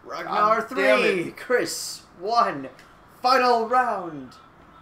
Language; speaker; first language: English; native; English